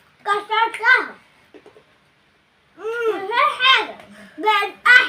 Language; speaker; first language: Arabic; native; Arabic